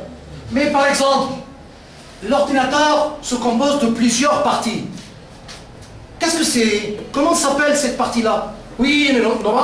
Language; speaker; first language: French; non-native, fluent; Arabic